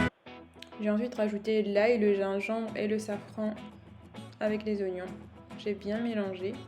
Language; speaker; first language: French; native; French